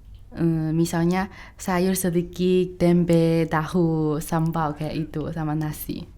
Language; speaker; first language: Indonesian; non-native, fluent; Chinese